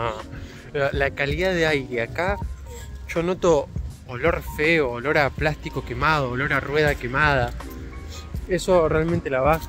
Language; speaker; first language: Spanish; native; Spanish